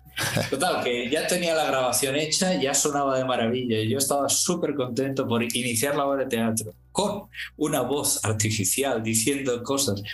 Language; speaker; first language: Spanish; native; Spanish